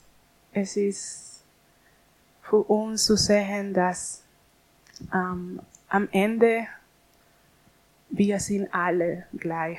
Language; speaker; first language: German; non-native, learner; Spanish